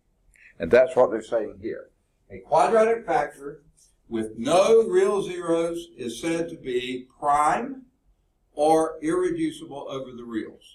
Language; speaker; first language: English; native; English